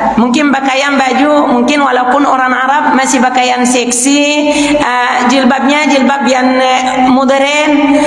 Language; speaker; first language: Indonesian; non-native, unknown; Arabic